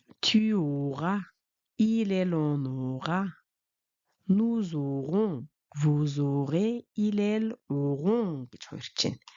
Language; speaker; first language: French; non-native, fluent; Mongolian